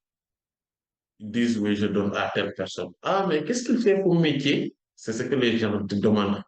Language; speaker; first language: French; non-native, local second language; Wolof